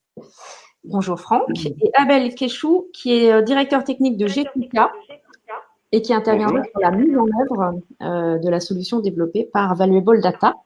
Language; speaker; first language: French; native; French